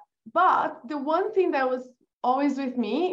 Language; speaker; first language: English; non-native, fluent; Portuguese